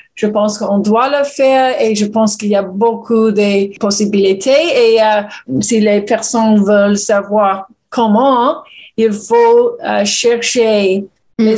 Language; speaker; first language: French; non-native, learner; English